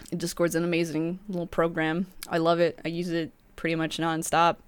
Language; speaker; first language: English; early bilingual, other home language; Spanish